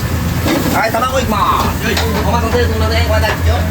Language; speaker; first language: Japanese; native; Japanese